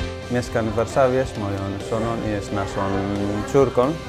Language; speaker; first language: Polish; non-native, fluent; Spanish